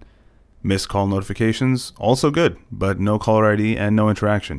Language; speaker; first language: English; native; English